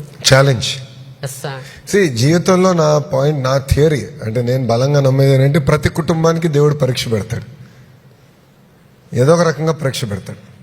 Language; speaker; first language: Telugu; native; Telugu